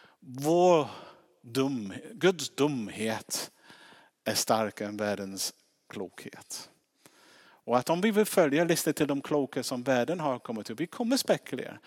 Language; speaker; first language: Swedish; non-native, fluent; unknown